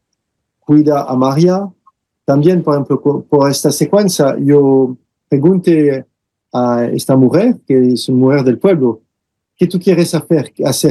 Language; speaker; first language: Spanish; non-native, fluent; French